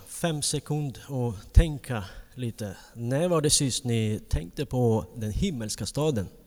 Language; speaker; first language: Swedish; non-native, fluent; Ukrainian